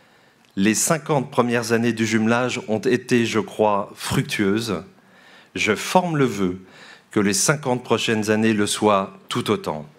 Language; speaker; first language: French; native; French